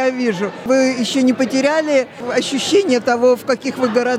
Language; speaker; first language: Russian; native; Russian